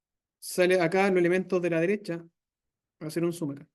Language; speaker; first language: Spanish; native; Spanish